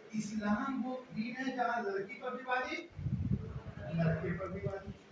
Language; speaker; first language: Urdu; native; Urdu